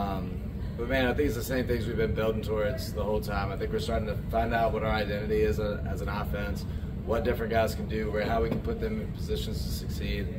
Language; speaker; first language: English; native; English